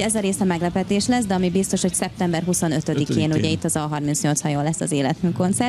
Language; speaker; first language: Hungarian; native; Hungarian